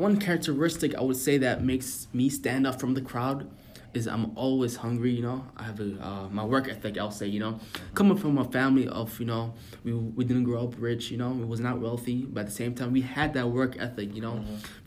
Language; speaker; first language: English; native; English